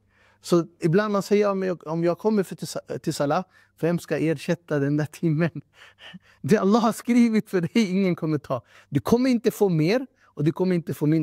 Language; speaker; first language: Swedish; non-native, fluent; Urdu